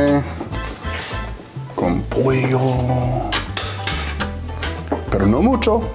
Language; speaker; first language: Spanish; non-native, fluent; English